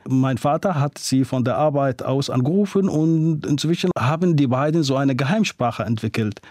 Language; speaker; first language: German; non-native, fluent; Arabic